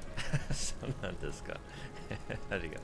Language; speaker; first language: Japanese; non-native, learner; English